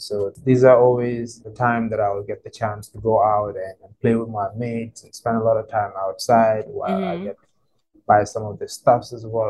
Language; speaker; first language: English; non-native, local second language; Krio